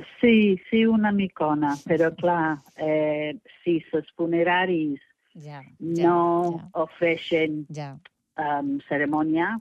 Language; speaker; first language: Catalan; non-native, fluent; English